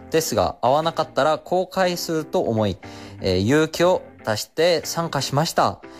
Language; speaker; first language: Japanese; non-native, fluent; Korean